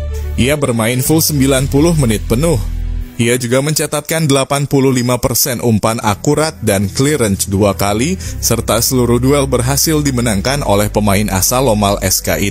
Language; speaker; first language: Indonesian; native; Indonesian